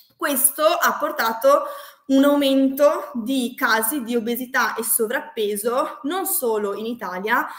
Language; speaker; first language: Italian; native; Italian